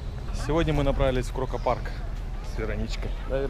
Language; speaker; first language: Russian; native; Russian